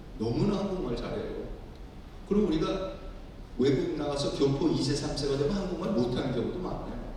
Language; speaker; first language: Korean; native; Korean